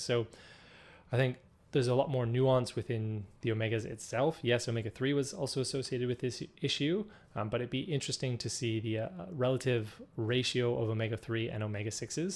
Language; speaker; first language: English; native; English